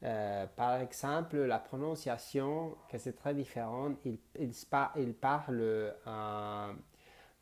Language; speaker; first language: French; non-native, learner; Spanish